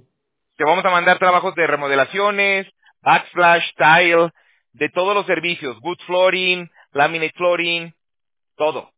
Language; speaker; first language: Spanish; native; Spanish